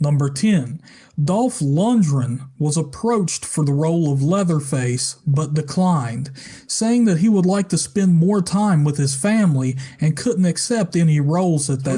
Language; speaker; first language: English; native; English